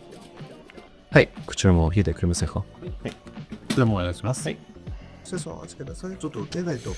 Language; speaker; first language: Japanese; non-native, learner; English